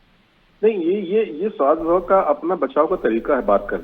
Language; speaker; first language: Hindi; native; Hindi